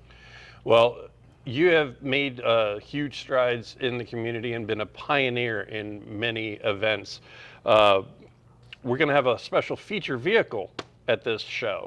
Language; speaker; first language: English; native; English